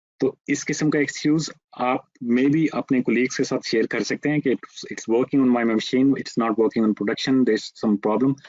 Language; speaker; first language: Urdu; native; Urdu